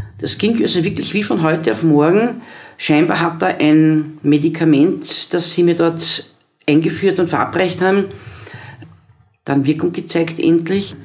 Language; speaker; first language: German; native; German